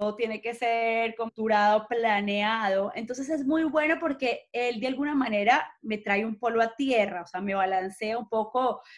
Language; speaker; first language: Spanish; native; Spanish